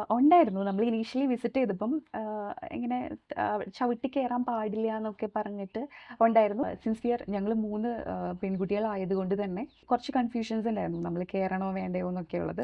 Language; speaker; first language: Malayalam; native; Malayalam